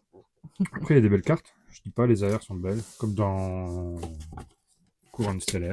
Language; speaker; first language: French; native; French